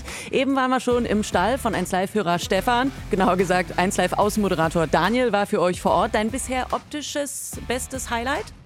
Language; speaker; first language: German; native; German